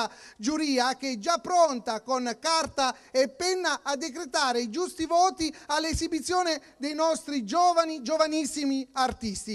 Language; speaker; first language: Italian; native; Italian